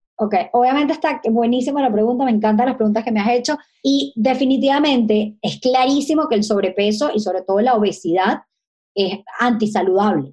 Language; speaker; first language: Spanish; native; Spanish